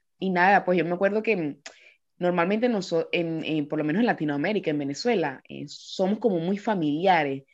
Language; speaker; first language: Spanish; native; Spanish